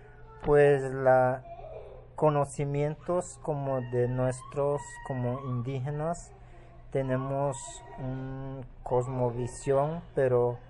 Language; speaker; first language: Spanish; non-native, local second language; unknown